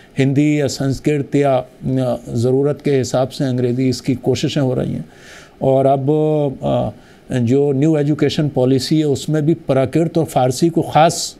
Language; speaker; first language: Hindi; native; Hindi